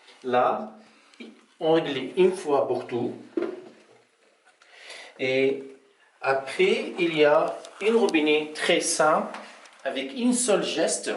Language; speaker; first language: French; non-native, fluent; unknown